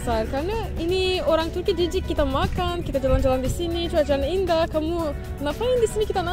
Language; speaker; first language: Indonesian; non-native, fluent; Turkish